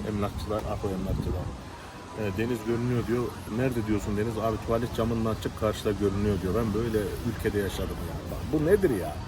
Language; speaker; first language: Turkish; native; Turkish